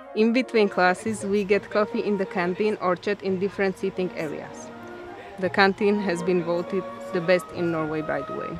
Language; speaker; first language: English; non-native, fluent; Slovak